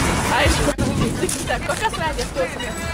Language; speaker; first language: Lithuanian; native; Lithuanian